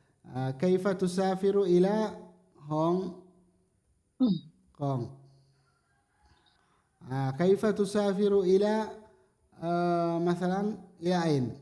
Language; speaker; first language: Arabic; non-native, fluent; Indonesian